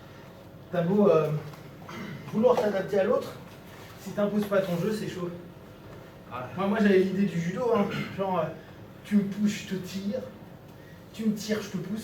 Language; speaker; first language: French; native; French